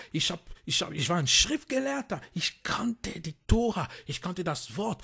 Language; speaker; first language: German; non-native, fluent; French